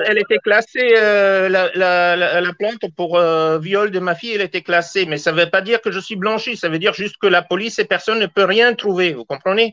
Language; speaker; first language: French; native; French